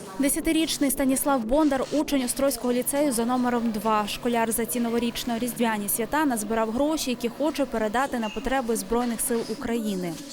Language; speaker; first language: Ukrainian; native; Ukrainian